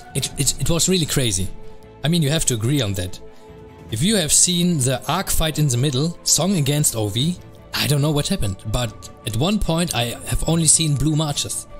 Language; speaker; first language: English; non-native, fluent; German